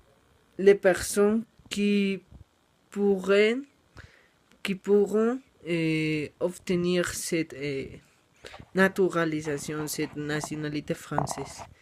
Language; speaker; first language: French; non-native, learner; Spanish